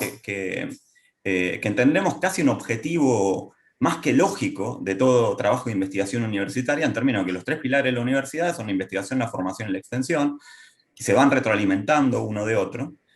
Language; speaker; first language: Spanish; native; Spanish